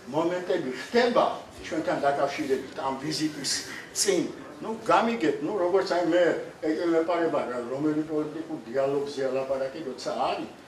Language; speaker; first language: Georgian; non-native, local second language; Armenian